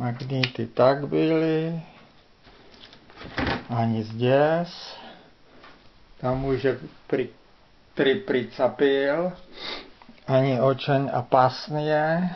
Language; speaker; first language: Russian; non-native, fluent; Czech